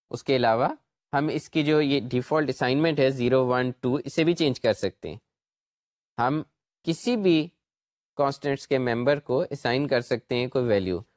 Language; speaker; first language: Urdu; native; Urdu